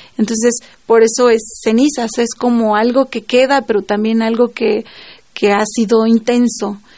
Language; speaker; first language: Spanish; non-native, local second language; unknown